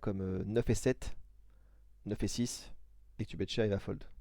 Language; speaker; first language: French; native; French